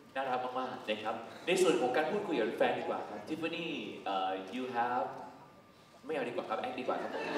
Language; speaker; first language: Thai; native; Thai